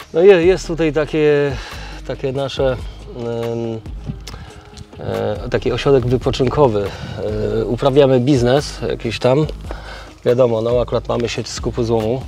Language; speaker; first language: Polish; native; Polish